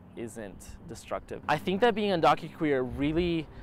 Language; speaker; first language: English; early bilingual, other home language; Spanish